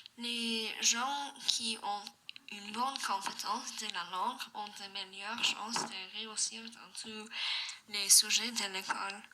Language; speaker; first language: French; non-native, learner; English